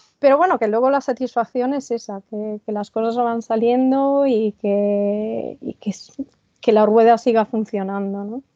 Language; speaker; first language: Spanish; non-native, fluent; Italian